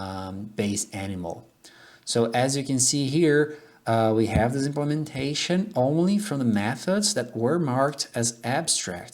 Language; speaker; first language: English; non-native, fluent; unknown